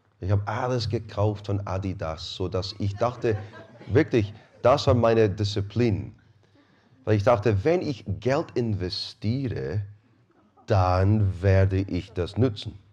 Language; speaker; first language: German; non-native, fluent; English